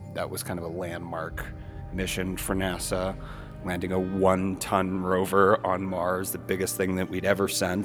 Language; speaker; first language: English; native; English